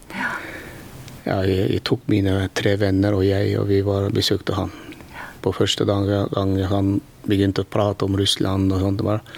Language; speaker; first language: Norwegian; non-native, fluent; Turkmen